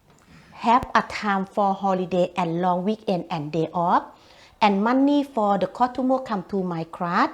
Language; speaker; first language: English; non-native, learner; Thai